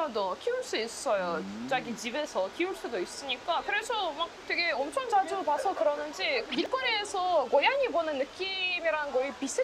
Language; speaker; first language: Korean; non-native, fluent; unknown